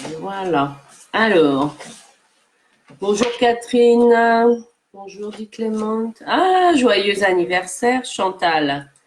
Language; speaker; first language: French; native; French